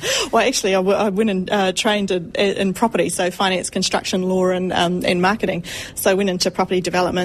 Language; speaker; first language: English; native; English